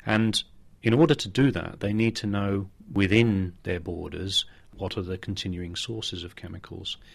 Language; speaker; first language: English; native; English